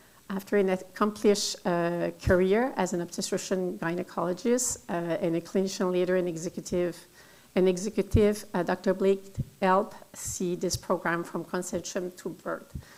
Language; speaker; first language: English; non-native, fluent; French